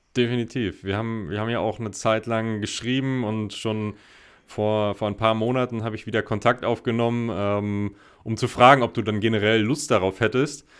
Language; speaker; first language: German; native; German